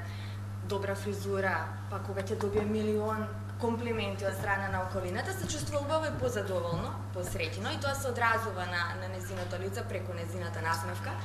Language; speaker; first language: Macedonian; native; Macedonian